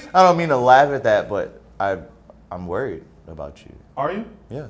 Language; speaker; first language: English; native; English